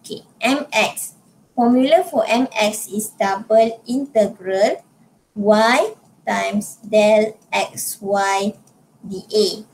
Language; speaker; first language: English; non-native, local second language; Malay